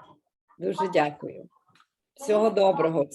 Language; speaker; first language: Ukrainian; early bilingual, heritage; Ukrainian